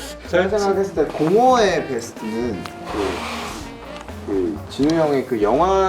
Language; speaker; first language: Korean; native; Korean